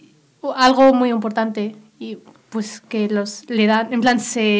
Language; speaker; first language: Spanish; non-native, local second language; Berber languages